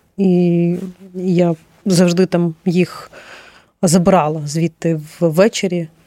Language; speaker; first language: Ukrainian; non-native, local second language; Russian